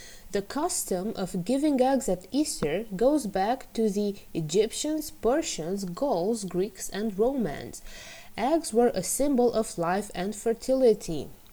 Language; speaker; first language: English; non-native, fluent; Romanian